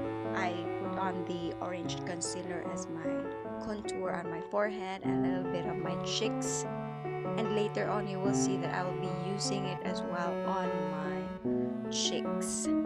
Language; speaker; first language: English; non-native, local second language; Filipino